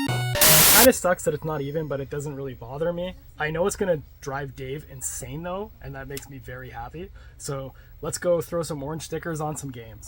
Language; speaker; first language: English; native; English